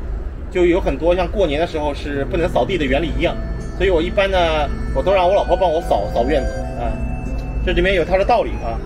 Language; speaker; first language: Chinese; native; Chinese